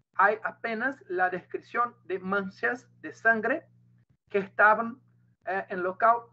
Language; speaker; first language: Spanish; non-native, learner; Portuguese